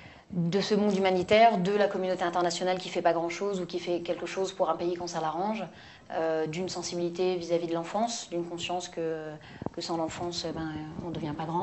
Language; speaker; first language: French; native; French